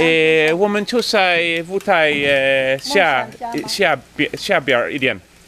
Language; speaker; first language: Chinese; non-native, learner; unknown